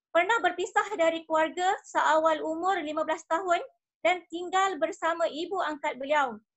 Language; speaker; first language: Malay; native; Malay